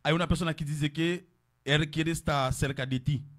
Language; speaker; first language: Spanish; non-native, learner; Haitian Creole